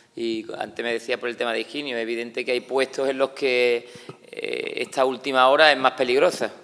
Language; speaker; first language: Spanish; native; Spanish